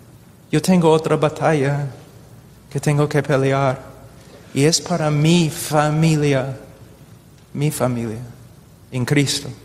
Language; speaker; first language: Spanish; non-native, fluent; English